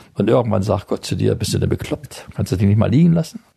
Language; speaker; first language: German; native; German